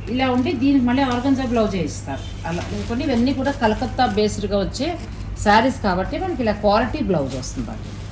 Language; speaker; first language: Telugu; native; Telugu